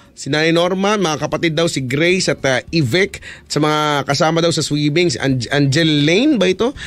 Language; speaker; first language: Filipino; native; Filipino